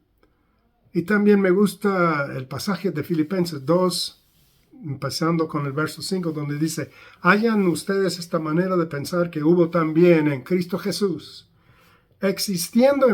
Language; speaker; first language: Spanish; non-native, fluent; English